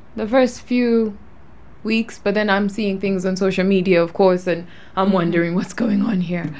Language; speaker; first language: English; non-native, local second language; Ganda